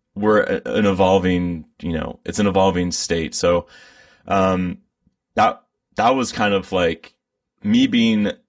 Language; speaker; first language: English; native; English